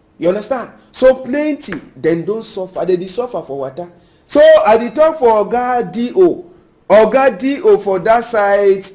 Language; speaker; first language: Nigerian Pidgin; native; Nigerian Pidgin